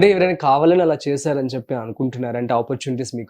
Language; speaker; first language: Telugu; native; Telugu